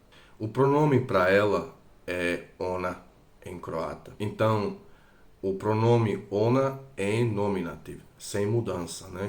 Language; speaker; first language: Portuguese; non-native, fluent; Croatian